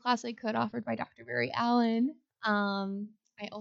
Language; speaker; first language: English; native; English